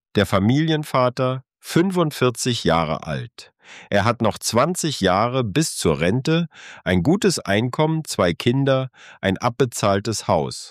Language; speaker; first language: German; native; German